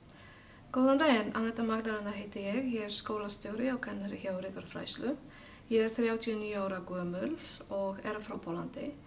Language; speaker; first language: Icelandic; non-native, fluent; Polish